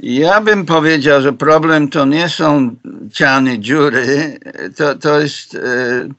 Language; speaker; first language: Polish; non-native, fluent; English